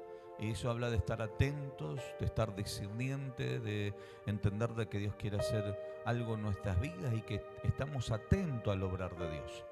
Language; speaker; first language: Spanish; native; Spanish